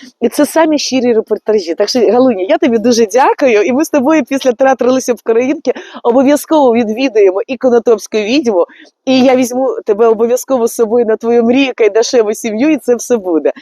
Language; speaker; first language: Ukrainian; native; Ukrainian